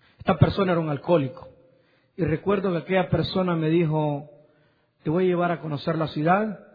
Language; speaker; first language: Spanish; native; Spanish